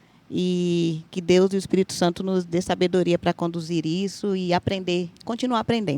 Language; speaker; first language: Portuguese; native; Portuguese